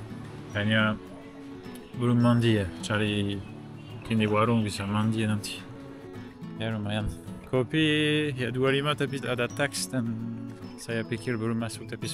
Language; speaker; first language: Indonesian; non-native, learner; French